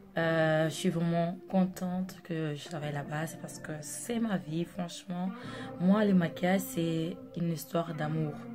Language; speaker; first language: French; non-native, local second language; Portuguese